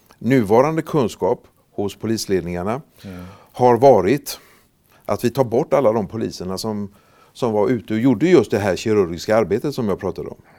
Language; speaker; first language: Swedish; native; Swedish